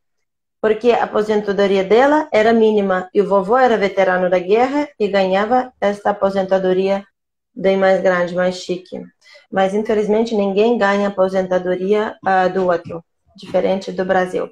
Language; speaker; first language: Portuguese; non-native, fluent; Russian